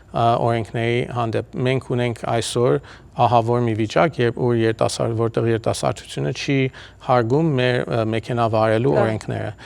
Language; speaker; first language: Armenian; early bilingual, heritage; Armenian